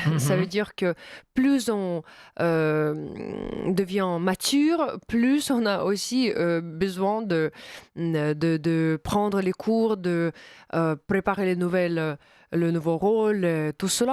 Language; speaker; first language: French; non-native, fluent; Russian